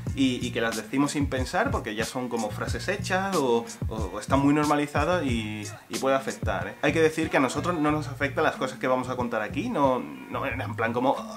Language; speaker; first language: Spanish; native; Spanish